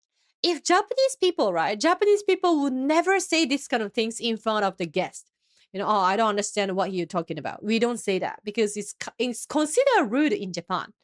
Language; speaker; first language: English; non-native, fluent; Japanese